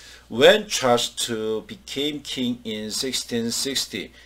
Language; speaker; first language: English; non-native, fluent; Korean